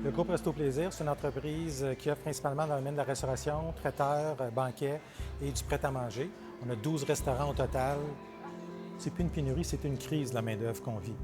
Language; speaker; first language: French; native; French